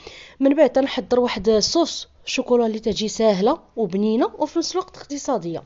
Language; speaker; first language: Arabic; native; Arabic